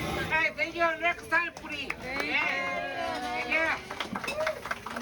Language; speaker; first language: English; non-native, learner; Japanese